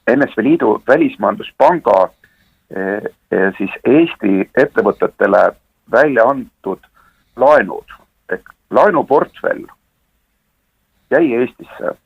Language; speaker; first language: Estonian; native; Estonian